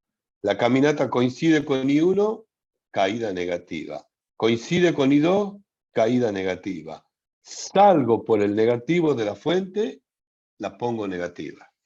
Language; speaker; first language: Spanish; native; Spanish